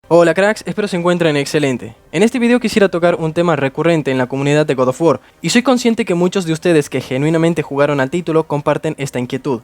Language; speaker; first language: Spanish; native; Spanish